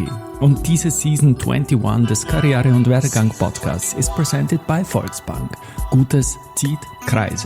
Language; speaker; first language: German; native; German